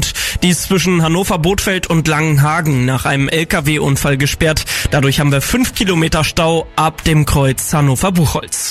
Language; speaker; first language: German; native; German